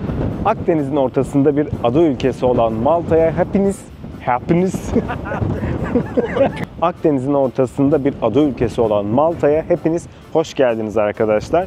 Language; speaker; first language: Turkish; native; Turkish